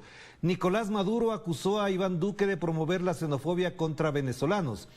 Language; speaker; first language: Spanish; native; Spanish